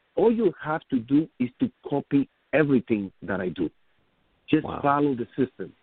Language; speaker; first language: English; non-native, fluent; Spanish